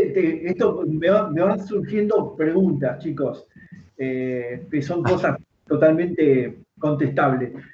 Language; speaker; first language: Spanish; native; Spanish